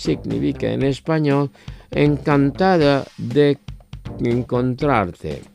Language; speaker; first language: Spanish; non-native, fluent; Indonesian